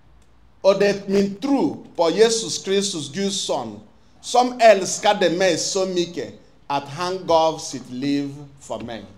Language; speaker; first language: Swedish; non-native, fluent; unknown